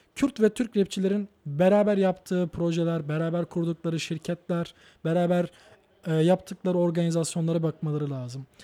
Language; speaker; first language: Turkish; native; Turkish